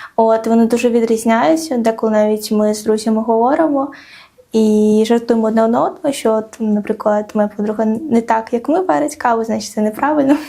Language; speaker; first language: Ukrainian; non-native, local second language; Crimean Tatar